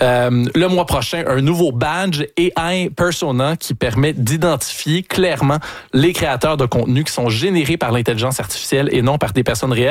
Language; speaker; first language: French; native; French